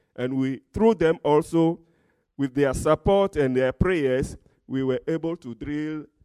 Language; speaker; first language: English; non-native, fluent; Ewe